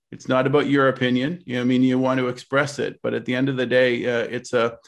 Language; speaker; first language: English; native; English